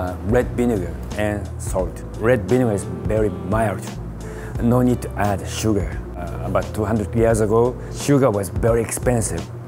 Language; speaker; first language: English; non-native, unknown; Japanese